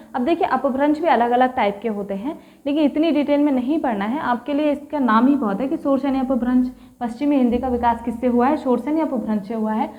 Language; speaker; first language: Hindi; native; Hindi